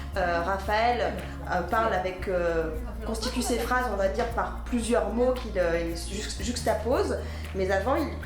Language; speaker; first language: French; native; French